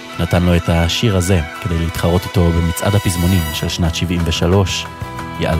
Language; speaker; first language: Hebrew; native; Hebrew